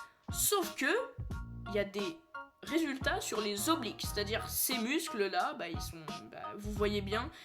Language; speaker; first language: French; native; French